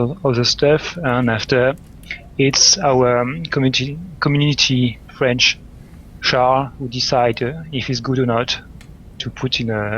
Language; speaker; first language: English; non-native, learner; French